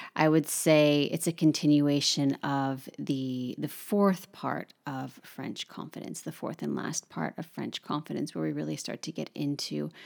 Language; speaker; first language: English; native; English